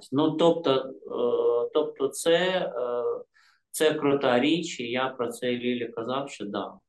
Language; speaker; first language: Ukrainian; non-native, local second language; Russian